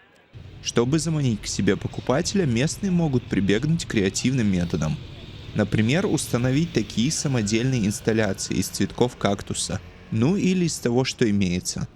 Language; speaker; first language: Russian; native; Russian